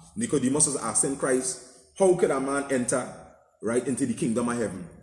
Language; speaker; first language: English; native; English